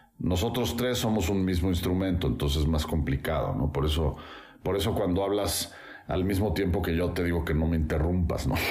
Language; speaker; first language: Spanish; native; Spanish